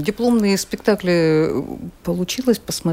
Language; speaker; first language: Russian; native; Russian